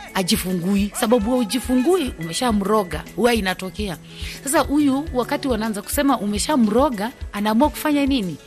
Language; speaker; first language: Swahili; non-native, local second language; Luyia